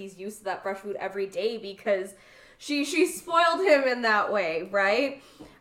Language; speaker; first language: English; native; English